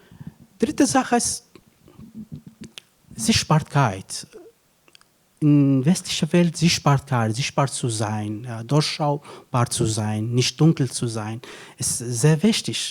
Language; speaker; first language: German; non-native, fluent; Kurdish